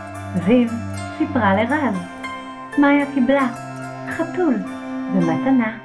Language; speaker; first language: Hebrew; native; Hebrew